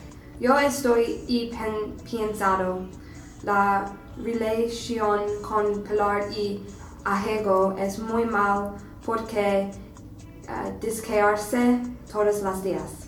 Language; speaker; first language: Spanish; non-native, learner; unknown